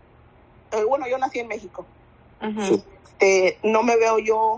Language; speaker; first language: Spanish; early bilingual, other home language; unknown